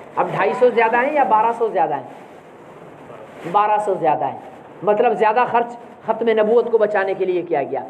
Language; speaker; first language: Urdu; non-native, local second language; Sindhi